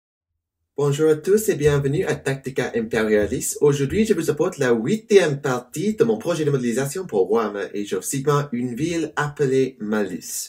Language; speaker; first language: French; non-native, learner; English